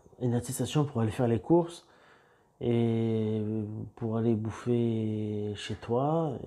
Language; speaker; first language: French; native; French